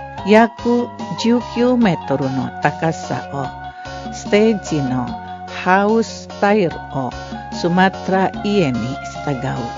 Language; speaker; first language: Japanese; non-native, learner; Indonesian